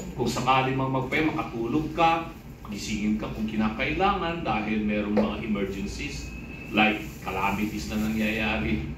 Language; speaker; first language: Filipino; non-native, local second language; Iloko